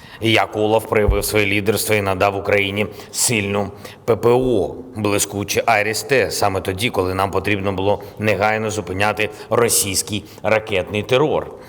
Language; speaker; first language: Ukrainian; non-native, local second language; Russian